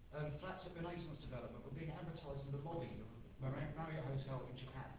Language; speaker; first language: English; native; English